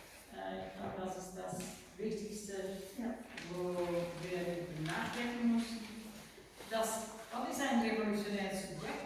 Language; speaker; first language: German; non-native, learner; Dutch